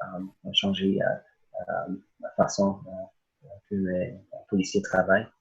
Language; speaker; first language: French; early bilingual, other home language; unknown